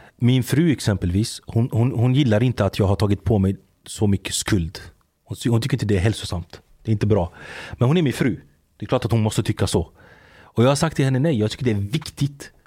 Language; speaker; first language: Swedish; early bilingual, other home language; Arabic